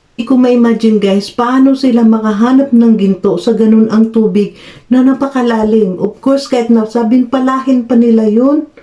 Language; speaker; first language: Filipino; native; Filipino